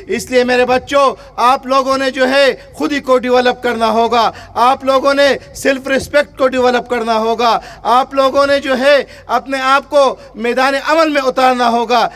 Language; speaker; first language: Urdu; non-native, local second language; Pashto